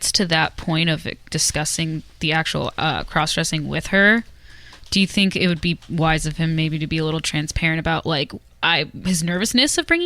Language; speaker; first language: English; native; English